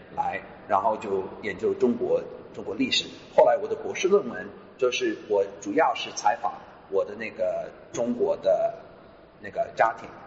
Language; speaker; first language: Chinese; non-native, fluent; English